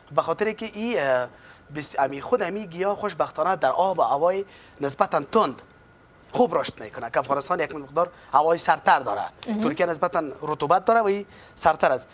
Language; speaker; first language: Persian; native; Persian